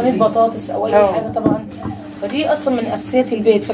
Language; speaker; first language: Arabic; native; Arabic